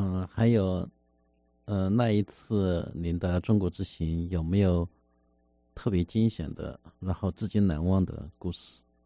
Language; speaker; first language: Chinese; native; Chinese